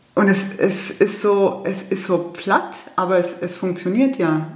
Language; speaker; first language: German; early bilingual, heritage; German